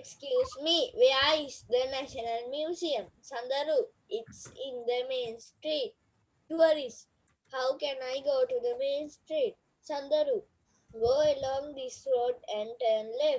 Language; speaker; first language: English; non-native, learner; Sinhala